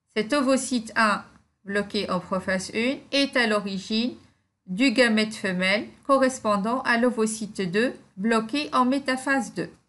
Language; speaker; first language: French; non-native, local second language; Arabic